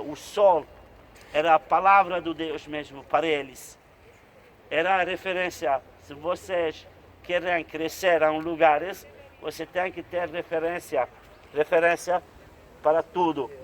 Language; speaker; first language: Portuguese; non-native, fluent; Turkish